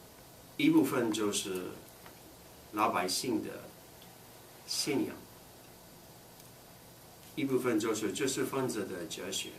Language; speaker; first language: Chinese; non-native, fluent; English